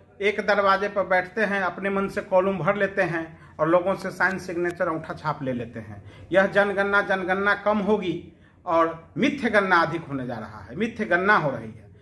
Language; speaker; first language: Hindi; native; Hindi